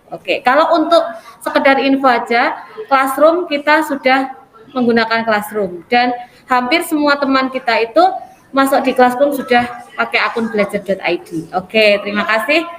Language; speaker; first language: Indonesian; native; Indonesian